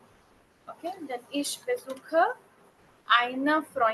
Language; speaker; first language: German; non-native, fluent; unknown